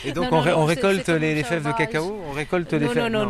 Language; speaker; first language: French; native; French